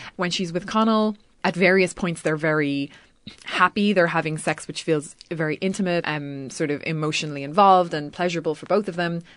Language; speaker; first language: English; native; English